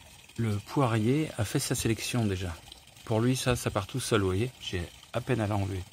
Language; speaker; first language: French; native; French